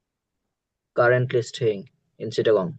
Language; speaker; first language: English; non-native, learner; Bangla